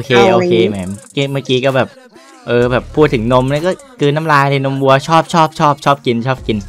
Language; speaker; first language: Thai; native; Thai